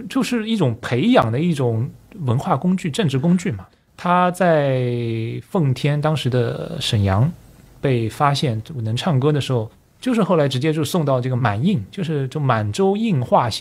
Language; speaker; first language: Chinese; native; Chinese